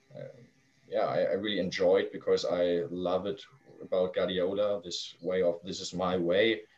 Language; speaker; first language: English; non-native, fluent; German